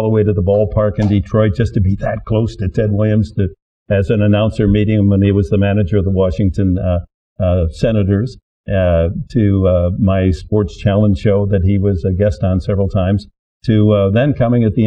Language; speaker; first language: English; native; English